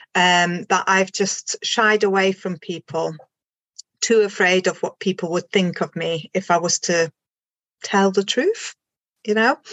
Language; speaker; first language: English; non-native, fluent; German